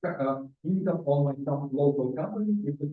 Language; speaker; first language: English; non-native, learner; Russian